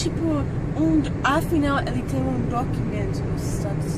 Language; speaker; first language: Portuguese; non-native, learner; English